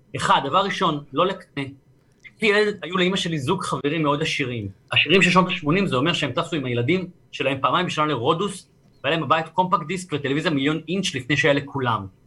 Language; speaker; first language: Hebrew; native; Hebrew